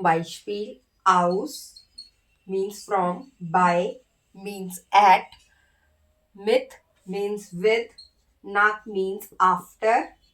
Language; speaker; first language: German; non-native, learner; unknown